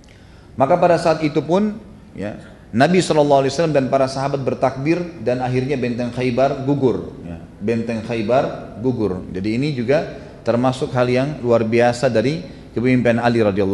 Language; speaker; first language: Indonesian; native; Indonesian